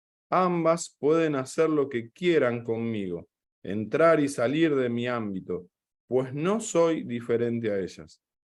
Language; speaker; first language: Spanish; native; Spanish